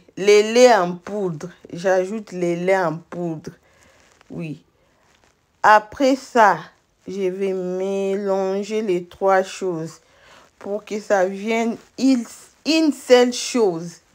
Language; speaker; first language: French; non-native, local second language; Lingala